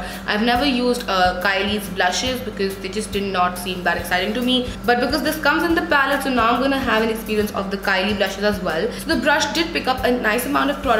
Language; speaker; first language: English; non-native, local second language; Hindi